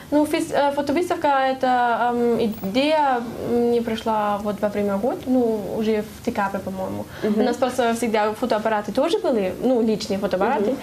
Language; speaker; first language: Russian; non-native, learner; German